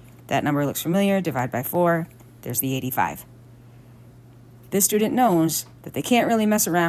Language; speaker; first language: English; native; English